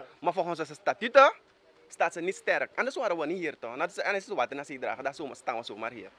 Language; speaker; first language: Dutch; native; Dutch